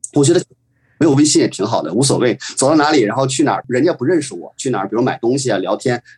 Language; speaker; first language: Chinese; native; Chinese